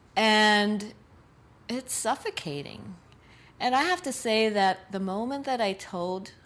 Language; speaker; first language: English; native; English